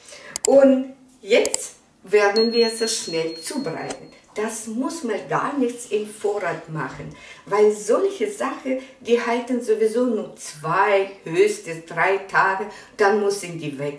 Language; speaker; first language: German; non-native, fluent; Russian